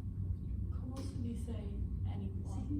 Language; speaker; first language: Spanish; non-native, learner; English